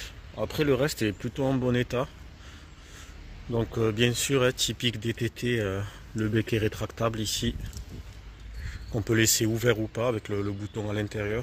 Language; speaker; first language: French; native; French